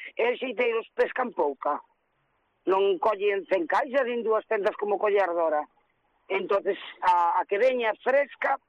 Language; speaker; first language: Galician; native; Galician